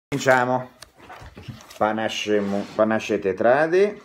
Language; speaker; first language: Italian; non-native, fluent; Russian